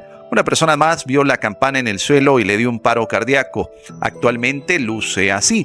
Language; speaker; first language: Spanish; native; Spanish